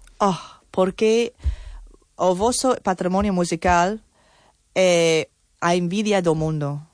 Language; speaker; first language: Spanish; non-native, fluent; English